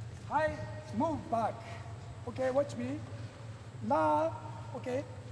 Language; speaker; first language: English; non-native, learner; Japanese